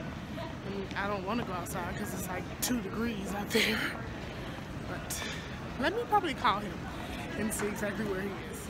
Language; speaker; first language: English; native; English